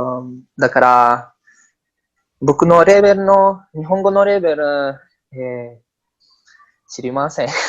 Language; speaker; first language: Japanese; non-native, learner; Italian